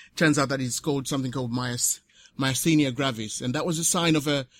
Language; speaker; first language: English; non-native, local second language; Shona